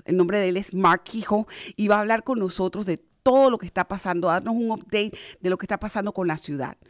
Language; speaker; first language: Spanish; native; Spanish